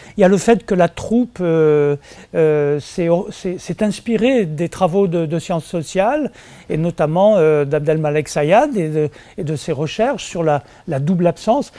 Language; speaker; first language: French; native; French